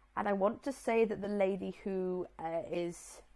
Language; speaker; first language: English; native; English